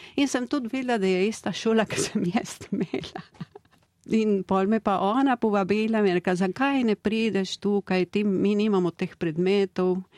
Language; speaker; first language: Slovenian; early bilingual, heritage; Slovenian